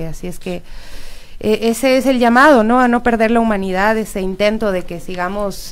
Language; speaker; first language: Spanish; native; Spanish